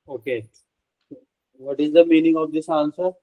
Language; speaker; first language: English; non-native, local second language; Hindi